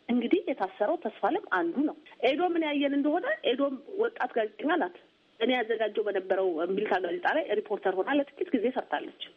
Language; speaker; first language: Amharic; native; Amharic